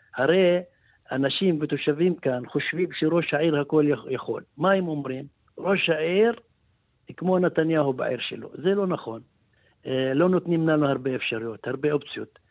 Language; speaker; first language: Hebrew; non-native, local second language; Arabic